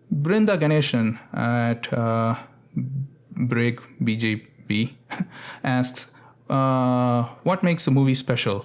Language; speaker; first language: English; non-native, local second language; Tamil